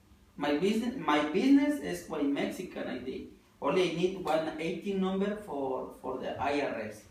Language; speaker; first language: English; non-native, learner; Spanish